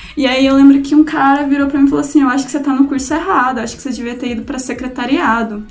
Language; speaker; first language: Portuguese; native; Portuguese